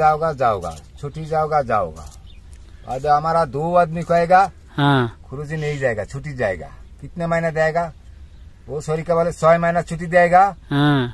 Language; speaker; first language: Hindi; non-native, learner; Bangla